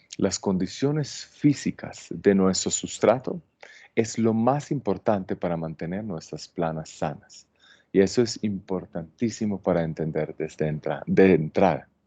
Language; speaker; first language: Spanish; non-native, fluent; Hebrew